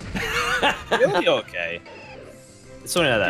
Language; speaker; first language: English; native; English